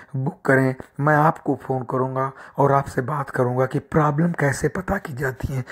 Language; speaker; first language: Hindi; native; Hindi